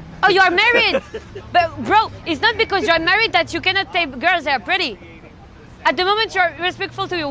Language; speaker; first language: English; non-native, learner; French